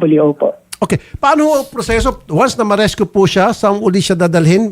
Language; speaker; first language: Filipino; native; Filipino